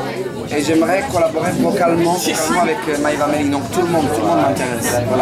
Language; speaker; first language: French; non-native, fluent; Italian